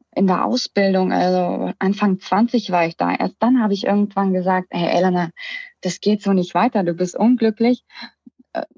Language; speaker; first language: German; early bilingual, other home language; Russian